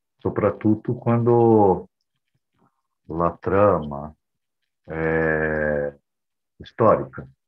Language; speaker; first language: Italian; non-native, learner; Portuguese